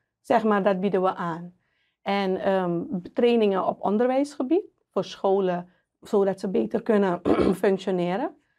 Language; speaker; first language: Dutch; native; Dutch